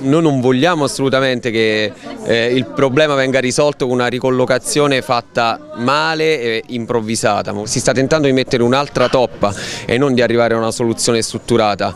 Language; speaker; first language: Italian; native; Italian